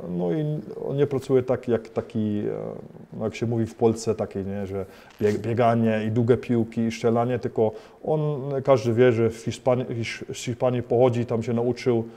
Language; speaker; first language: Polish; early bilingual, heritage; Polish